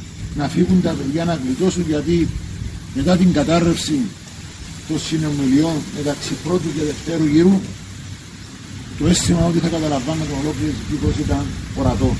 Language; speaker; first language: Greek; native; Greek